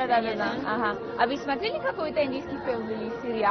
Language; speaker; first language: Russian; non-native, learner; Hindi